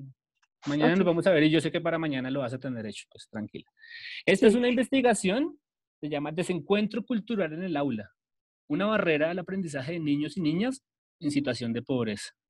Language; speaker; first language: Spanish; native; Spanish